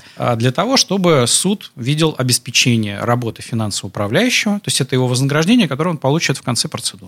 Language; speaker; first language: Russian; native; Russian